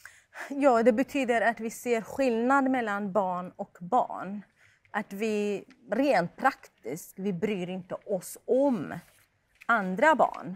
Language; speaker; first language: Swedish; non-native, fluent; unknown